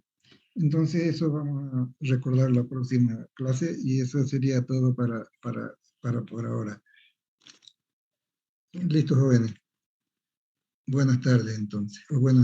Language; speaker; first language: Spanish; native; Spanish